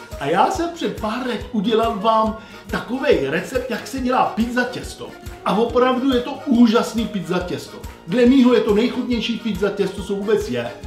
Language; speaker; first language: Czech; non-native, fluent; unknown